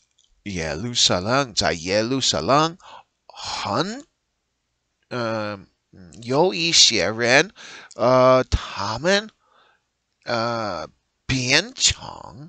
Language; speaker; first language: Chinese; non-native, learner; English